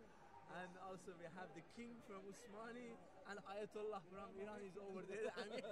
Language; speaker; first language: English; non-native, fluent; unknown